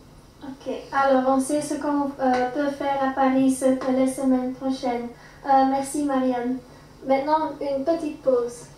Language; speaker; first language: French; non-native, fluent; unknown